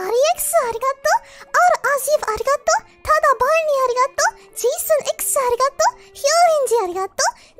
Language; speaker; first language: Japanese; non-native, learner; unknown